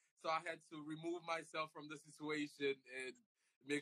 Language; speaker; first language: English; non-native, fluent; Haitian Creole